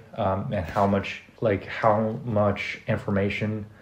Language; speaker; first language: English; non-native, fluent; Chinese